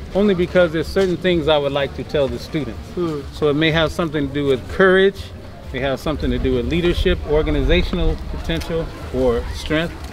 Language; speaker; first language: English; native; English